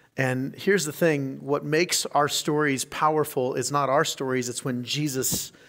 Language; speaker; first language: English; native; English